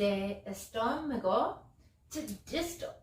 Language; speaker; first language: Spanish; non-native, learner; English